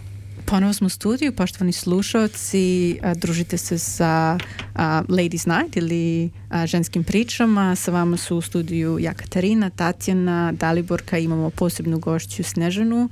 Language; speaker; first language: Croatian; native; Croatian